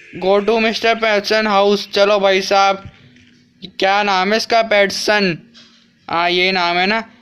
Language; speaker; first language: Hindi; native; Hindi